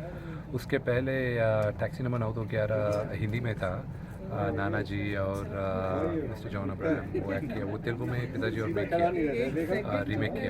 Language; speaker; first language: Hindi; non-native, learner; Telugu